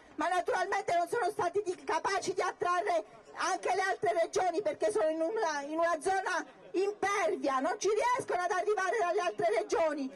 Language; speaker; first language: Italian; native; Italian